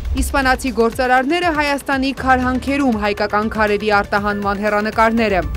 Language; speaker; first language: Armenian; native; Armenian